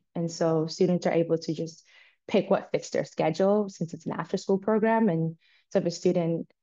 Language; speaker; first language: English; native; English